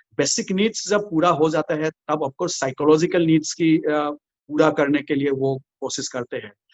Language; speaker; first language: Hindi; non-native, local second language; Assamese